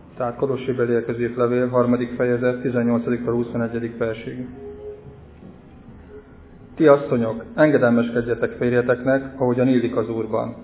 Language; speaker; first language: Hungarian; native; Hungarian